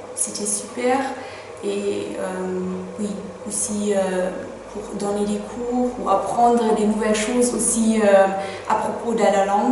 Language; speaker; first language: French; non-native, fluent; German